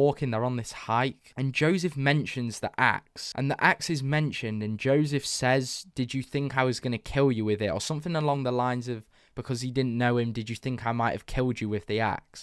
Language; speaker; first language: English; native; English